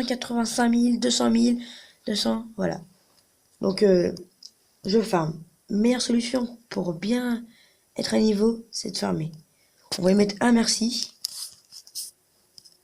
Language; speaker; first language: French; native; French